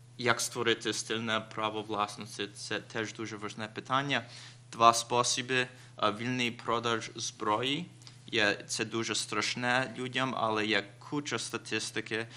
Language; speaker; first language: Ukrainian; early bilingual, heritage; Ukrainian